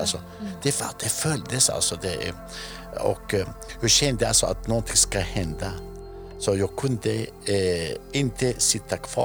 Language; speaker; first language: Swedish; non-native, fluent; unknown